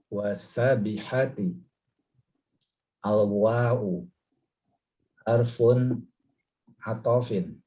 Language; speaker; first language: Arabic; non-native, learner; Indonesian